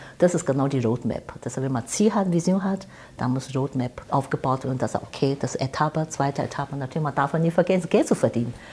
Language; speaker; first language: German; non-native, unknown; Chinese